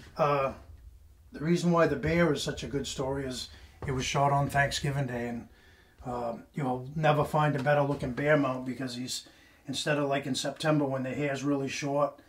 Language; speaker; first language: English; native; English